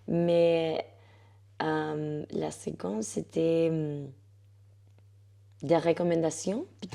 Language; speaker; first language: French; non-native, fluent; Spanish